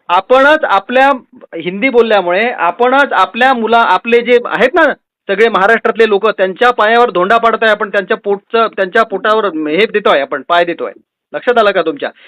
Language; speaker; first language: Marathi; native; Marathi